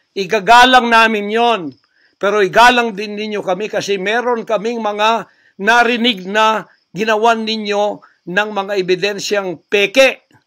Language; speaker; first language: Filipino; non-native, local second language; Cebuano